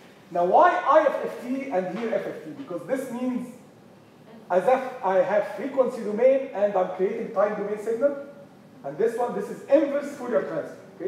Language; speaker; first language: English; non-native, fluent; Arabic